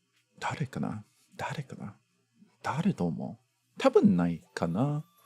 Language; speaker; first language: Japanese; non-native, learner; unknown